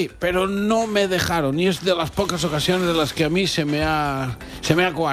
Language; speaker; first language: Spanish; native; Spanish